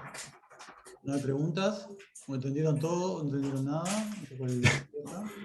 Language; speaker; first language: Spanish; native; Spanish